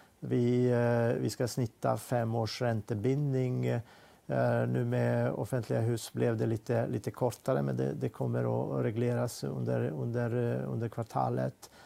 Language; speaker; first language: Swedish; non-native, fluent; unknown